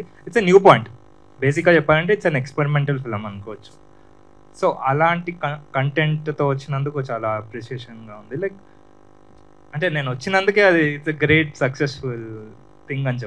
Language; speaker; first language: Telugu; native; Telugu